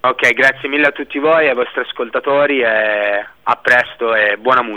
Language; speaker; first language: Italian; native; Italian